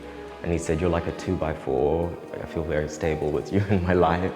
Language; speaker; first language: English; native; English